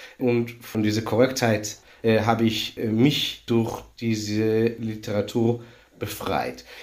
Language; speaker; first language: German; non-native, fluent; Hebrew